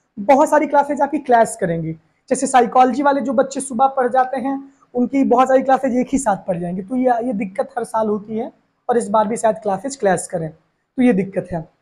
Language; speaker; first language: Hindi; native; Hindi